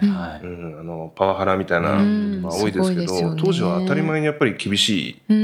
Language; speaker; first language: Japanese; native; Japanese